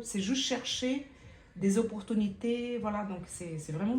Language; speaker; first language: French; non-native, fluent; Portuguese